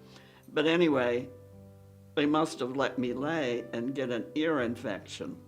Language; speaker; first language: English; native; English